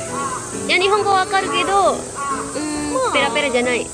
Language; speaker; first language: Japanese; non-native, fluent; Indonesian